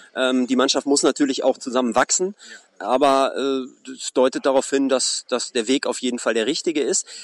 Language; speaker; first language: German; native; German